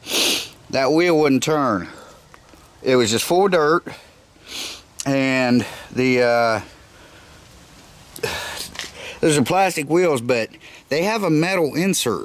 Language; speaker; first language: English; native; English